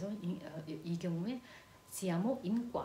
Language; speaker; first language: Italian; non-native, learner; Korean